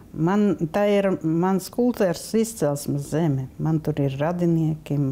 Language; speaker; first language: Latvian; non-native, local second language; Russian